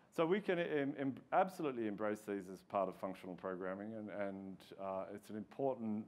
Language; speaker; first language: English; native; English